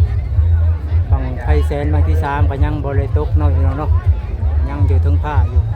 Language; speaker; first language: Thai; non-native, local second language; Lao